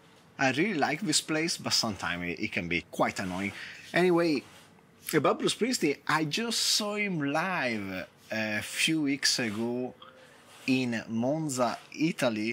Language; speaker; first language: English; non-native, fluent; Italian